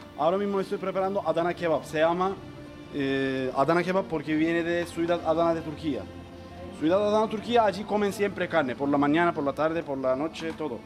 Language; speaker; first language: Spanish; non-native, learner; Turkish